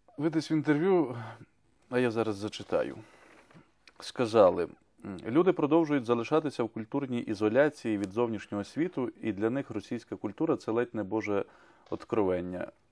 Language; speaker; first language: Ukrainian; native; Ukrainian